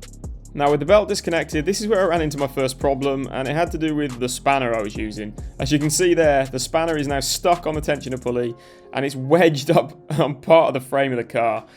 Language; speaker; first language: English; native; English